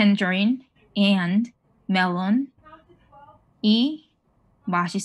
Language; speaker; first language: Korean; non-native, fluent; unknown